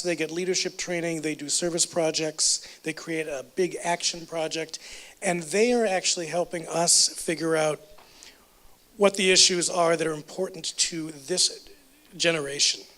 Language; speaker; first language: English; native; English